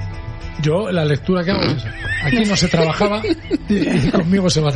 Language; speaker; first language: Spanish; native; Spanish